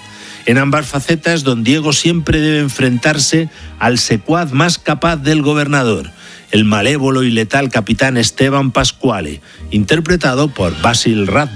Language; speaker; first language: Spanish; native; Spanish